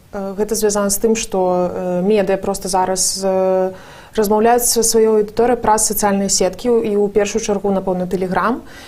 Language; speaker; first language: Belarusian; non-native, local second language; Russian